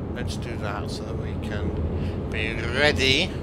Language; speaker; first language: English; native; English